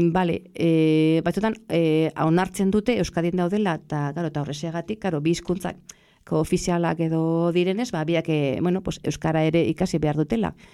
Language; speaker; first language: Basque; non-native, local second language; Spanish